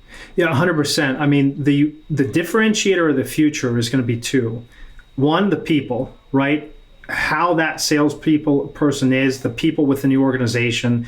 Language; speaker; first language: English; native; English